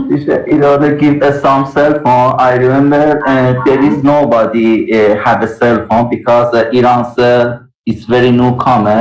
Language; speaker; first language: English; non-native, learner; Persian